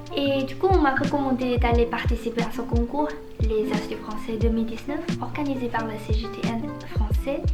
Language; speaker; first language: French; non-native, fluent; Chinese